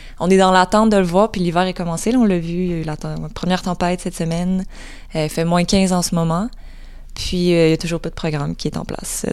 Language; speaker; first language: French; native; French